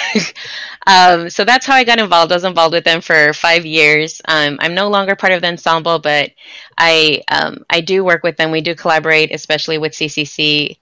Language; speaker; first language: English; native; English